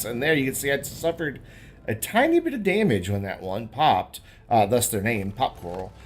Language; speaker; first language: English; native; English